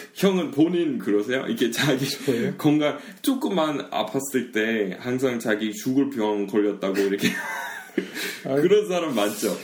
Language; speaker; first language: Korean; non-native, fluent; English